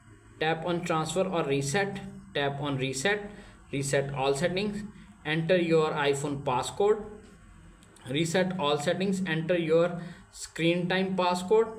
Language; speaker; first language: English; non-native, local second language; Urdu